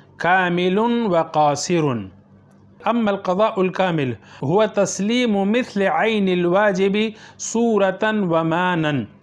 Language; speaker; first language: Arabic; non-native, fluent; Urdu